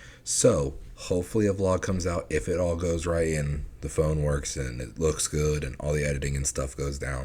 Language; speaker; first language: English; native; English